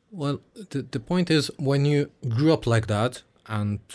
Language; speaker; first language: English; early bilingual, other home language; Russian